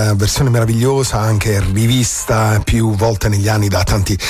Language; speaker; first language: Italian; native; Italian